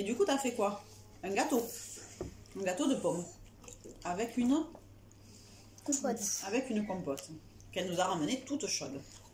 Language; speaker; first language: French; native; French